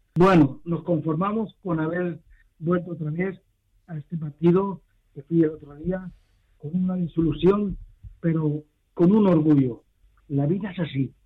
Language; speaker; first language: Spanish; native; Spanish